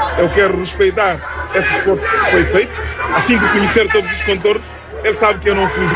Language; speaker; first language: Portuguese; non-native, local second language; Upper Guinea Crioulo